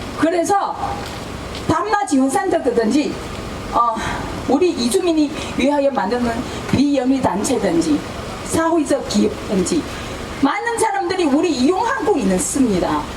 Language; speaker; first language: Korean; non-native, fluent; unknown